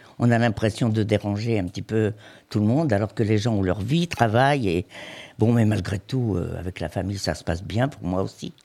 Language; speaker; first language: French; native; French